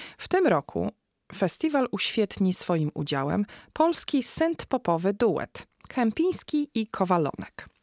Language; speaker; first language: Polish; native; Polish